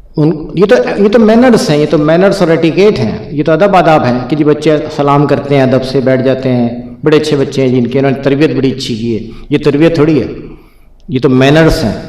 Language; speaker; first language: Urdu; native; Urdu